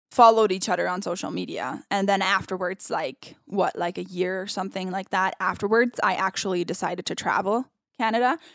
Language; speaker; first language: English; non-native, fluent; Italian